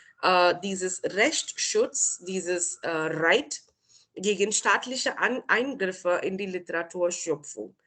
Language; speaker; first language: German; non-native, fluent; Marathi